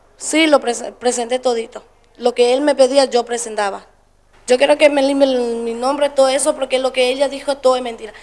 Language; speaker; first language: Spanish; non-native, local second language; Guarani